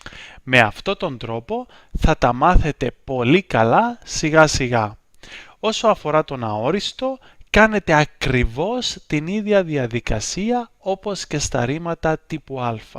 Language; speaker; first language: Greek; native; Greek